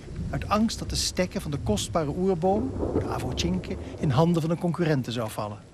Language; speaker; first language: Dutch; native; Dutch